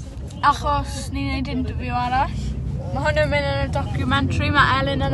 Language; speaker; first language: Welsh; native; Welsh